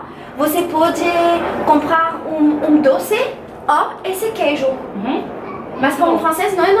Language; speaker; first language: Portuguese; non-native, learner; French